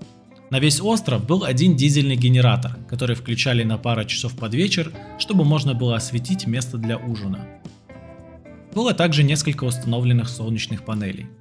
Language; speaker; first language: Russian; native; Russian